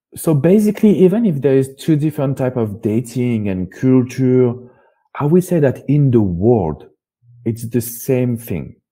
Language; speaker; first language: English; non-native, fluent; French